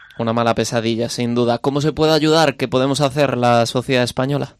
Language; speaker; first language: Spanish; native; Spanish